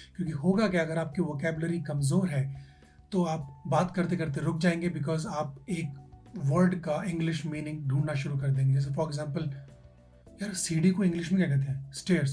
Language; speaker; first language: Hindi; native; Hindi